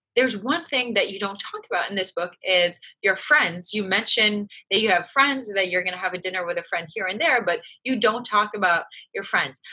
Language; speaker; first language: English; early bilingual, other home language; French